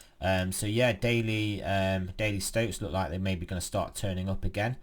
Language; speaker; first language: English; native; English